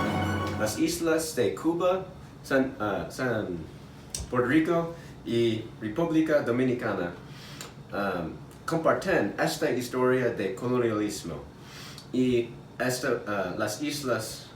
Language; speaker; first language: Spanish; non-native, learner; English